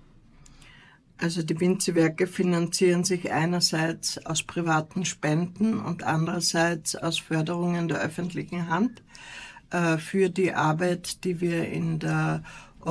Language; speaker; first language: German; native; German